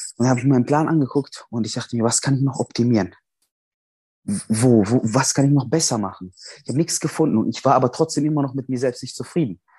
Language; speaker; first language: German; non-native, fluent; Arabic